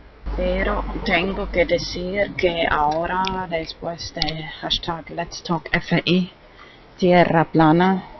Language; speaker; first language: Spanish; non-native, fluent; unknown